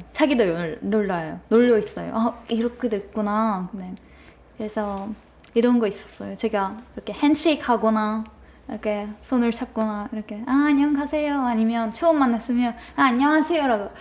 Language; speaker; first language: Korean; non-native, fluent; Turkish